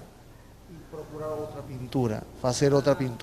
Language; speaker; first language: Portuguese; non-native, fluent; Spanish